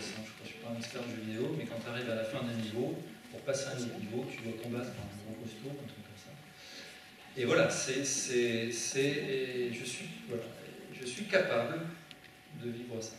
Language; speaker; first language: French; native; French